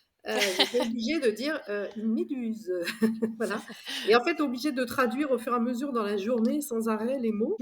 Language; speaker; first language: French; native; French